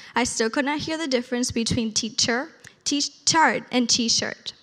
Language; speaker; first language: English; early bilingual, other home language; Spanish